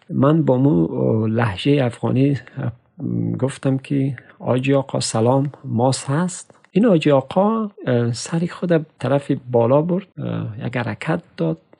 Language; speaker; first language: Persian; native; Persian